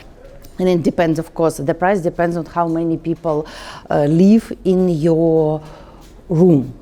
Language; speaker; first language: English; non-native, learner; Russian